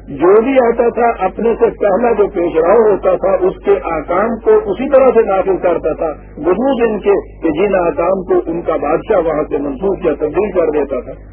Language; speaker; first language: Urdu; non-native, local second language; Punjabi